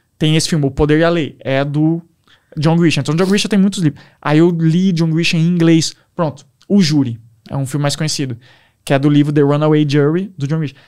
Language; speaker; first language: Portuguese; native; Portuguese